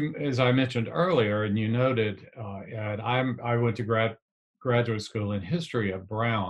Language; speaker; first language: English; native; English